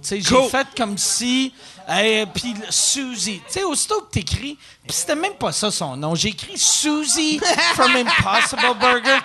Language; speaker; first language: French; native; French